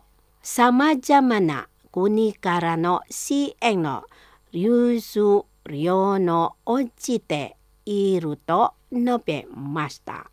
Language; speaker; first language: Japanese; non-native, fluent; Indonesian